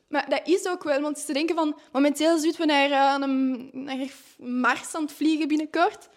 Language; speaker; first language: Dutch; non-native, local second language; French